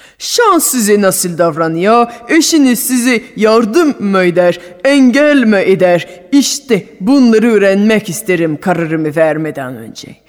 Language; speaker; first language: Turkish; non-native, fluent; French